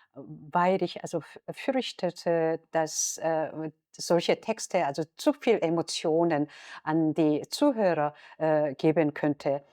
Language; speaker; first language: German; non-native, fluent; Korean